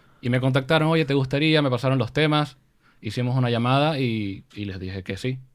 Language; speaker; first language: Spanish; native; Spanish